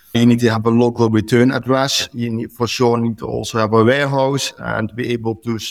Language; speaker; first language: English; non-native, fluent; Dutch